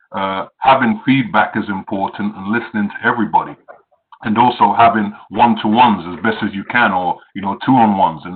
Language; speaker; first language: English; native; English